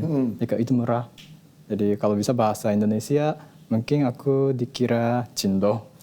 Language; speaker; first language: Indonesian; non-native, fluent; Japanese